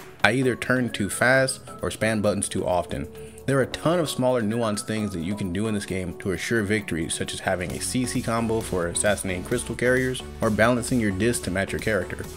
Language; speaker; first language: English; native; English